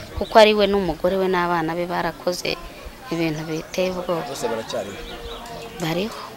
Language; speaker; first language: Kinyarwanda; native; Kinyarwanda